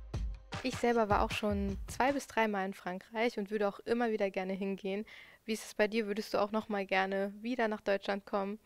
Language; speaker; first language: German; native; German